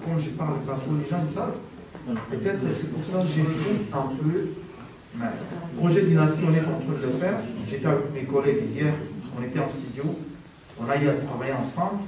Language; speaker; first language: French; non-native, local second language; Lingala